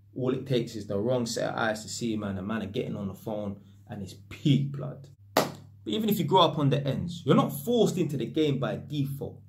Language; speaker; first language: English; native; English